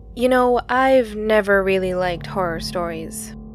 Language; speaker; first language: English; early bilingual, other home language; Filipino